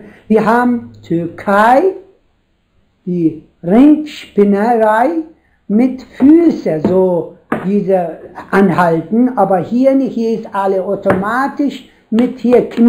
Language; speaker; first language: German; non-native, learner; Turkish